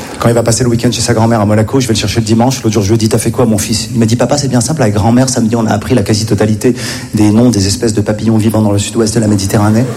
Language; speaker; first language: French; native; French